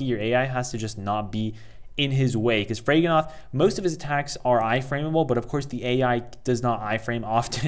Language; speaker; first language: English; native; English